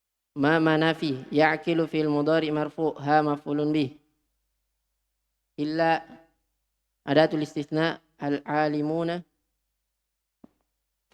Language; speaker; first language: Arabic; non-native, learner; Indonesian